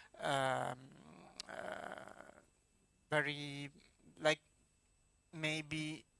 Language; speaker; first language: English; non-native, fluent; Italian